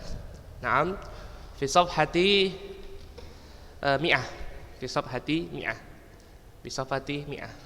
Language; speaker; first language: Arabic; non-native, fluent; Indonesian